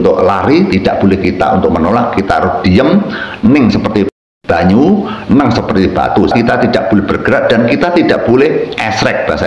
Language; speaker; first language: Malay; non-native, local second language; Javanese